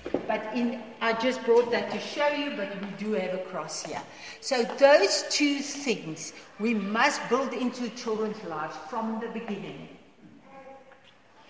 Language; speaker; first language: English; non-native, local second language; Afrikaans